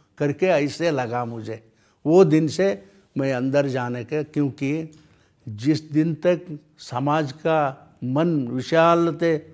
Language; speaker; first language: Hindi; non-native, local second language; Kannada